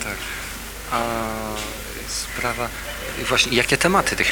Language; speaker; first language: Polish; native; Polish